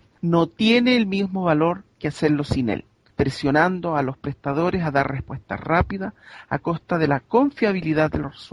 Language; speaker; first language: Spanish; native; Spanish